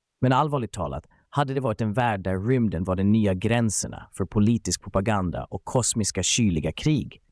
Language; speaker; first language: Swedish; native; Swedish